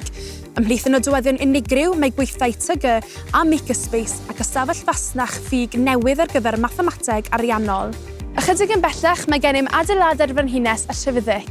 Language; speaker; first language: Welsh; native; Welsh